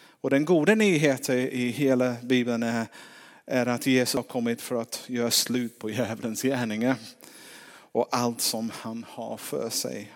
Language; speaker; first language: Swedish; non-native, fluent; English